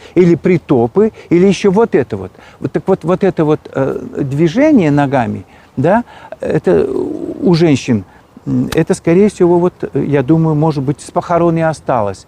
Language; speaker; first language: Russian; non-native, local second language; Chuvash